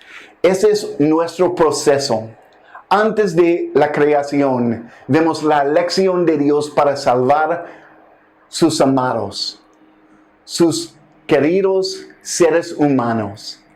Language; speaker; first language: Spanish; non-native, fluent; English